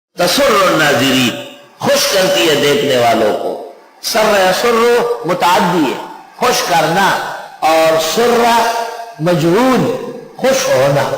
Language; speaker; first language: Urdu; non-native, local second language; Pashto